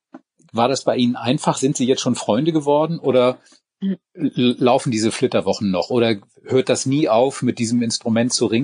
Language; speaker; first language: German; native; German